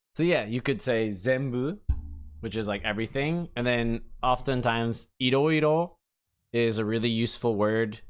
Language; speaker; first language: English; native; English